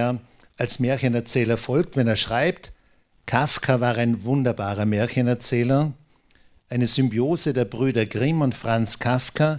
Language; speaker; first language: German; native; German